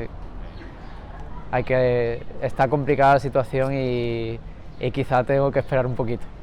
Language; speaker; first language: Spanish; early bilingual, other home language; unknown